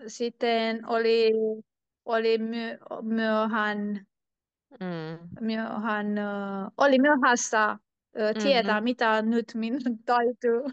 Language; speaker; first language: Finnish; non-native, learner; Turkish